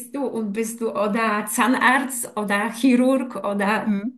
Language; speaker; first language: German; non-native, learner; Polish